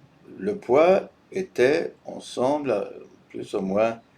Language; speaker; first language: French; non-native, fluent; German